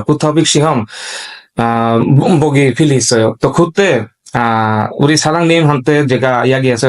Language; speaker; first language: Korean; non-native, learner; Bangla